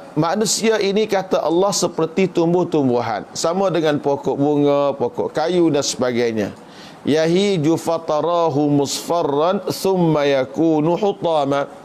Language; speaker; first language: Malay; native; Malay